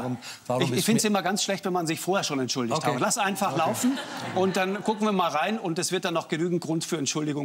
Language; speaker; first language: German; native; German